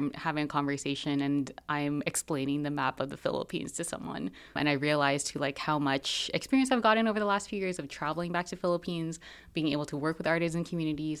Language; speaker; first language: English; native; English